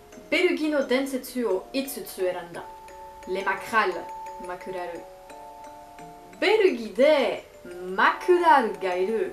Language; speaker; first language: Japanese; non-native, learner; French